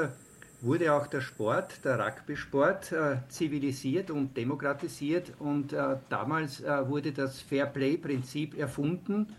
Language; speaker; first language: German; native; German